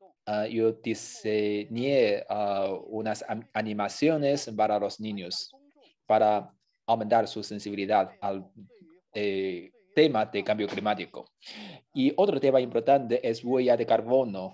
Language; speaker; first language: Spanish; non-native, fluent; Chinese